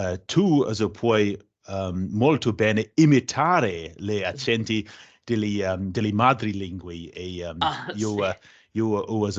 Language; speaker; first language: Italian; non-native, learner; English